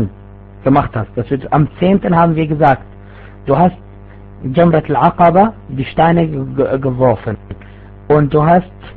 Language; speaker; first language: German; non-native, fluent; Arabic